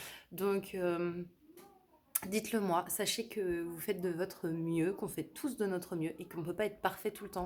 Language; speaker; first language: French; native; French